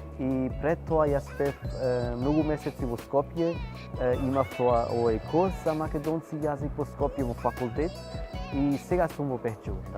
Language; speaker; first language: Macedonian; non-native, learner; Urdu